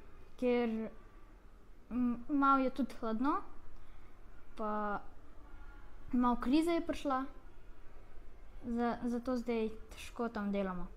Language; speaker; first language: Slovenian; non-native, learner; Russian